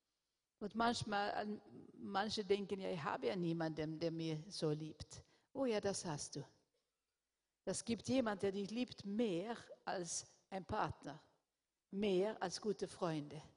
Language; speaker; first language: German; non-native, fluent; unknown